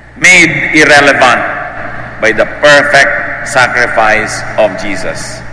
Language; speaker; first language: English; non-native, local second language; Filipino